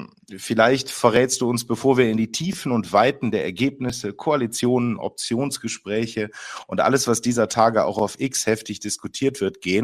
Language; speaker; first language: German; native; German